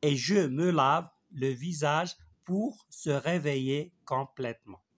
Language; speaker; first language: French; non-native, local second language; Arabic